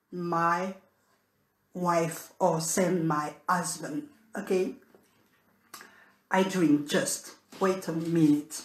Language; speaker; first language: English; non-native, learner; French